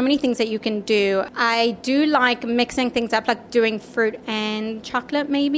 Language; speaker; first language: English; native; English